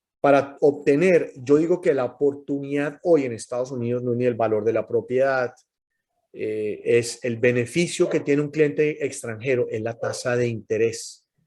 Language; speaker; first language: Spanish; native; Spanish